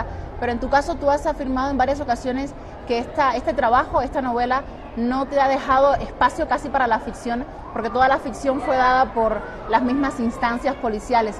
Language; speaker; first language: Spanish; native; Spanish